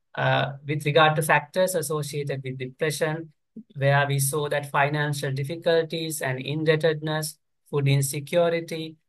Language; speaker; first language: English; non-native, local second language; Sinhala